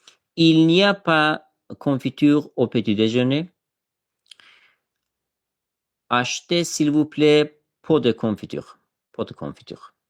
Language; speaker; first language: French; non-native, fluent; Azerbaijani